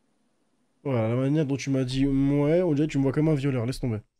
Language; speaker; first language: French; native; French